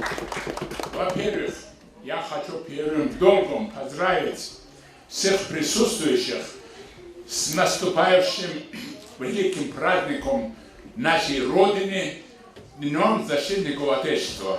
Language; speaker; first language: Russian; non-native, local second language; Avaric